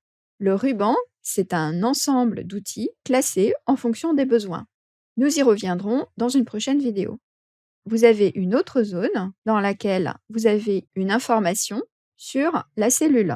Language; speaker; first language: French; native; French